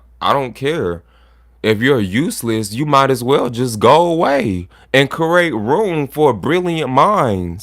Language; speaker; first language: English; native; English